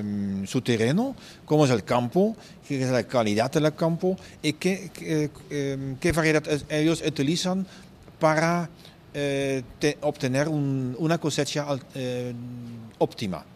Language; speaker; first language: Spanish; non-native, fluent; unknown